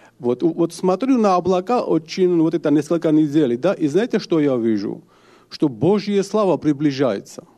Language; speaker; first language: Russian; non-native, local second language; Georgian